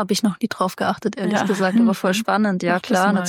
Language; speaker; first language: German; native; German